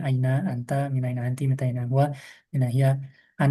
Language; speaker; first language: Arabic; non-native, fluent; Indonesian